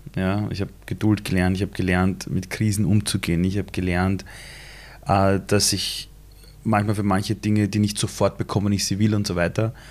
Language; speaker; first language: German; early bilingual, other home language; Persian